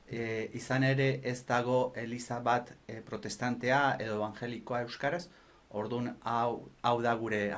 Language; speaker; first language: Basque; non-native, fluent; Spanish